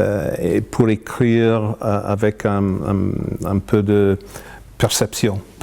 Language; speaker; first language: French; non-native, fluent; English